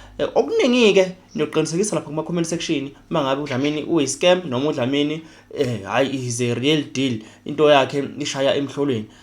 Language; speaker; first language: Zulu; native; Zulu